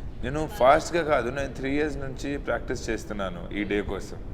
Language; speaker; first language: Telugu; non-native, learner; Hindi